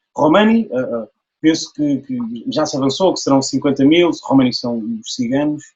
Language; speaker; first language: Portuguese; native; Portuguese